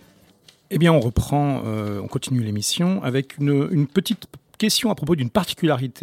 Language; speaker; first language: French; native; French